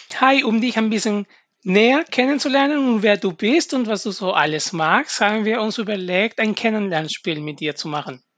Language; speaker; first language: German; non-native, fluent; Spanish